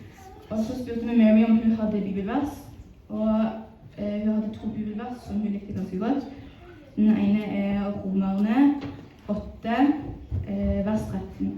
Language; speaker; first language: Norwegian; early bilingual, other home language; Hakha Chin